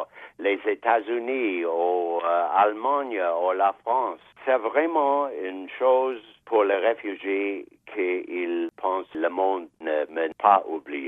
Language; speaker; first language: French; non-native, fluent; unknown